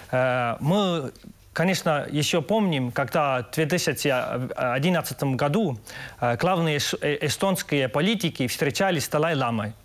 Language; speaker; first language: Russian; non-native, local second language; Estonian